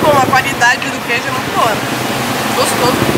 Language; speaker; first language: Portuguese; native; Portuguese